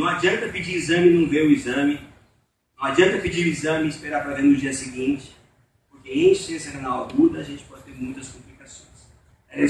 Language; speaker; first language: Portuguese; native; Portuguese